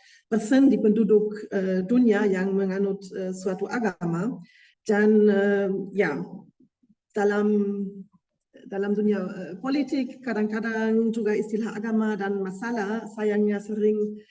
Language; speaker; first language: Indonesian; non-native, fluent; German